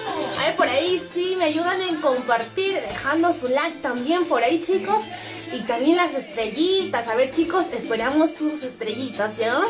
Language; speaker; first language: Spanish; native; Spanish